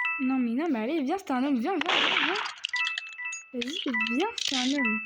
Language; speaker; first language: French; native; French